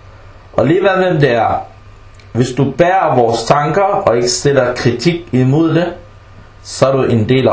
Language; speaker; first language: Danish; early bilingual, other home language; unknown